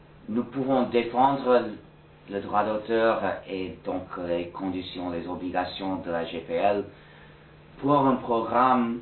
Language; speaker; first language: French; non-native, fluent; English